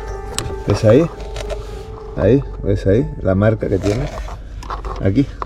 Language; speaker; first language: Spanish; native; Spanish